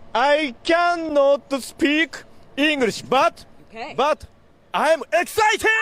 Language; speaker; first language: English; non-native, learner; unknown